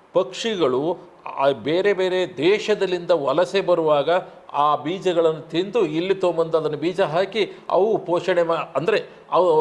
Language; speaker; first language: Kannada; native; Kannada